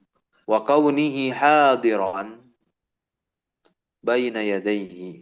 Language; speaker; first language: Arabic; non-native, fluent; Indonesian